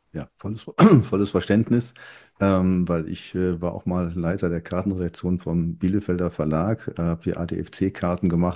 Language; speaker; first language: German; native; German